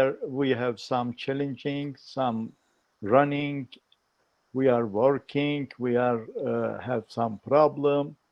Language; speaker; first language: English; non-native, learner; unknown